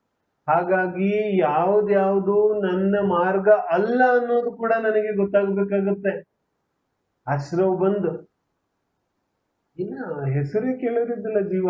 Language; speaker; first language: Kannada; non-native, local second language; Hindi